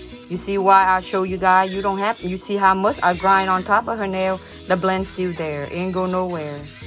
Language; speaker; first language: English; non-native, fluent; Vietnamese